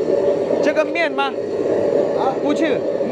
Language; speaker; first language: Chinese; non-native, learner; Thai